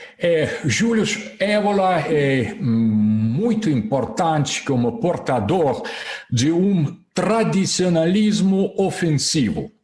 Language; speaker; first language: Portuguese; non-native, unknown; Russian